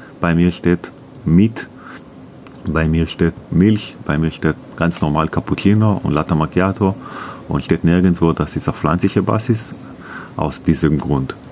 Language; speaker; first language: German; non-native, learner; Hebrew